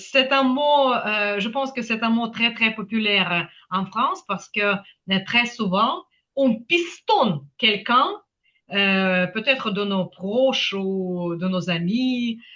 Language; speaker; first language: French; non-native, fluent; Ukrainian